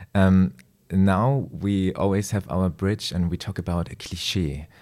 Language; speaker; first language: English; non-native, fluent; German